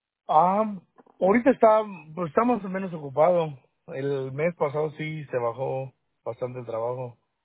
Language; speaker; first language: Spanish; early bilingual, heritage; Spanish